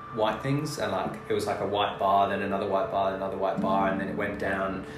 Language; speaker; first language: English; native; English